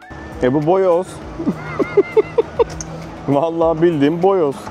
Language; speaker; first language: Turkish; native; Turkish